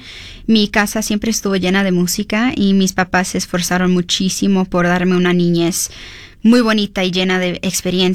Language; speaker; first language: Spanish; early bilingual, heritage; Spanish